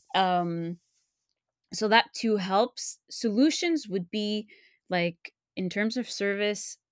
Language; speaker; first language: English; non-native, fluent; French